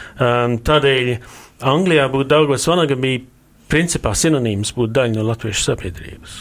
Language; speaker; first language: Latvian; early bilingual, heritage; Latvian